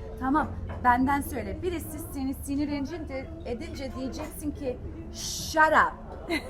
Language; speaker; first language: Turkish; early bilingual, heritage; Turkish